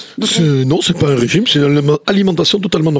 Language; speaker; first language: French; native; French